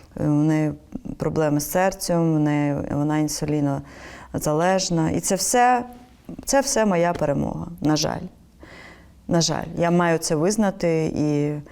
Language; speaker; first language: Ukrainian; non-native, local second language; Crimean Tatar